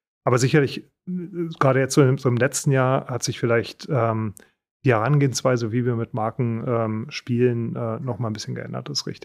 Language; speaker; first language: German; native; German